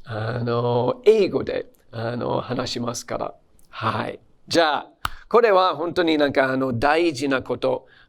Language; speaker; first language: Japanese; non-native, fluent; English